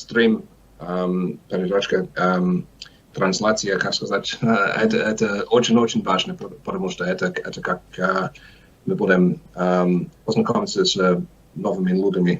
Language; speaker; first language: Russian; non-native, learner; English